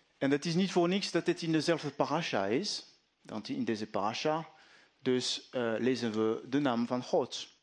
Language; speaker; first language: Dutch; non-native, fluent; French